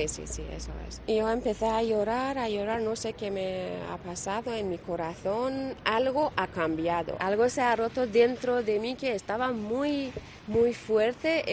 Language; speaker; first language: Spanish; non-native, learner; Persian